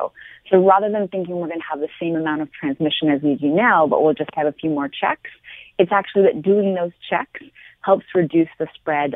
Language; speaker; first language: English; native; English